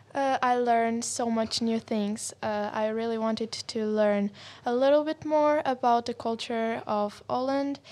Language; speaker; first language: English; non-native, learner; Portuguese